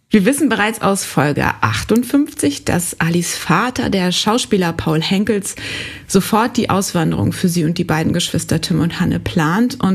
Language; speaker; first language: German; native; German